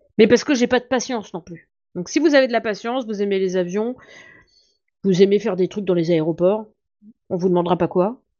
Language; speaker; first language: French; native; French